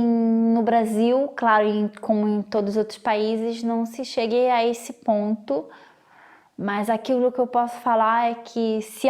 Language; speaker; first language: Portuguese; non-native, fluent; Italian